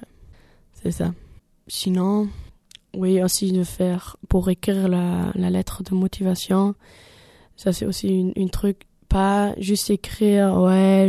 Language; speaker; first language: French; non-native, learner; German